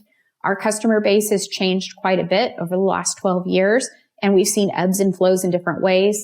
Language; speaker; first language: English; native; English